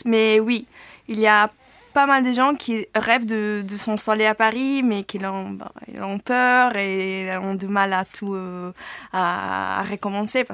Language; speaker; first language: French; non-native, fluent; Italian